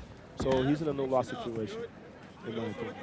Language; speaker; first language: English; native; English